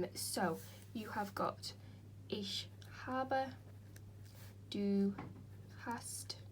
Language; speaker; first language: German; non-native, fluent; English